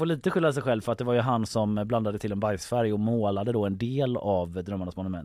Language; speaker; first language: Swedish; native; Swedish